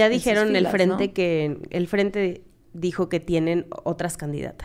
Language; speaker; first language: Spanish; native; Spanish